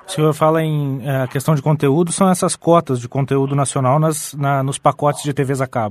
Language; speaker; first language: Portuguese; native; Portuguese